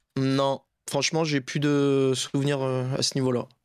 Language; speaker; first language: French; native; French